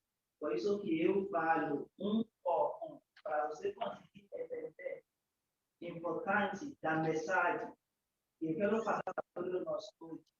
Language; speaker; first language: Portuguese; non-native, learner; Yoruba